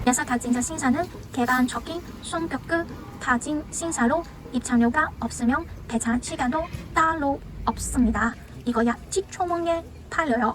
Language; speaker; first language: Korean; non-native, learner; Cantonese